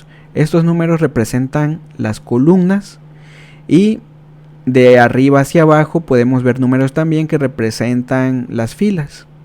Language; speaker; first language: Spanish; native; Spanish